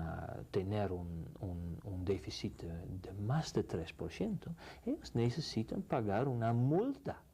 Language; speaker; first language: Spanish; non-native, fluent; Dutch